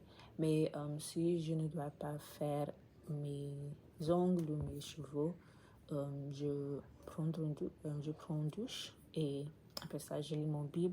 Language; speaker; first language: French; non-native, learner; English